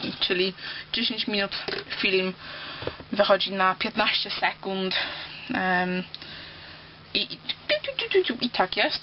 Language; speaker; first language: Polish; early bilingual, heritage; Polish